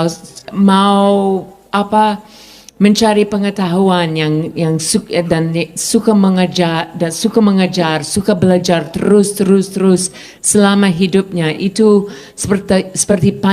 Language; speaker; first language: Indonesian; non-native, fluent; English